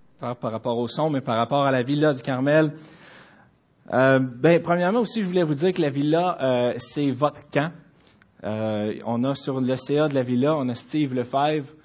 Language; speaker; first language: French; native; French